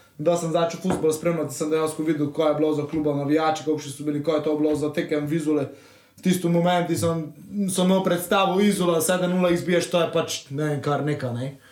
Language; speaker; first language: Slovenian; native; Slovenian